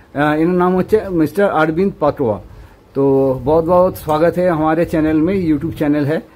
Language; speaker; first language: Hindi; non-native, local second language; Bangla